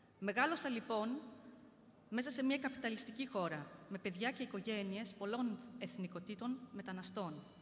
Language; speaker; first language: Greek; early bilingual, heritage; Greek